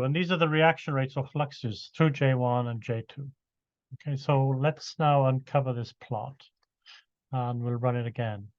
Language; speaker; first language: English; native; English